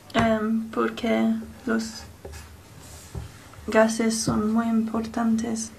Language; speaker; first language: Spanish; non-native, learner; English